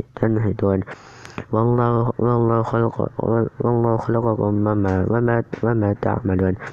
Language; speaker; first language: Arabic; non-native, learner; Indonesian